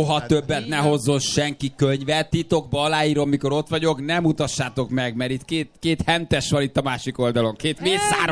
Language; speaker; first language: Hungarian; native; Hungarian